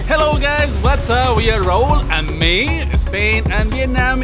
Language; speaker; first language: English; non-native, fluent; Spanish